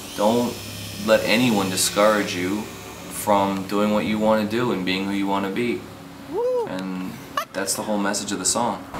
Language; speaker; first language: English; native; English